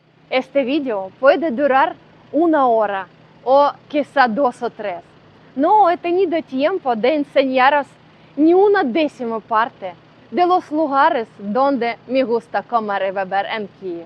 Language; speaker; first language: Spanish; non-native, learner; Ukrainian